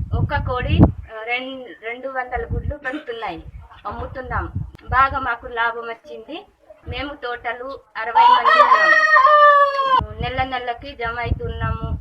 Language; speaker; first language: Telugu; non-native, local second language; Gondi